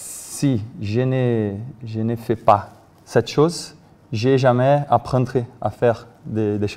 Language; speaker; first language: French; non-native, learner; Portuguese